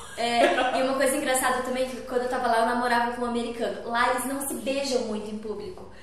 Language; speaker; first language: Portuguese; native; Portuguese